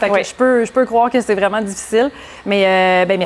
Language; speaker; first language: French; native; French